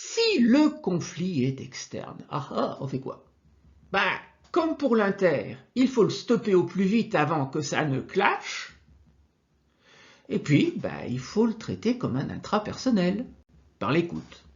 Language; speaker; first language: French; native; French